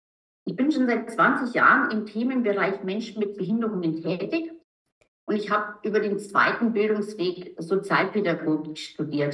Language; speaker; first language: German; native; German